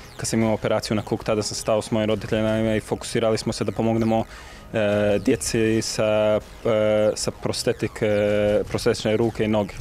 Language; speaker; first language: Serbian; early bilingual, heritage; Serbian